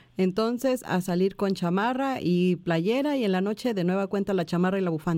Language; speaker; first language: Spanish; native; Spanish